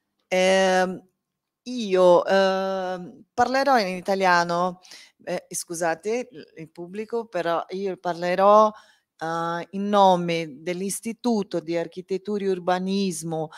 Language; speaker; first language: Italian; non-native, learner; Portuguese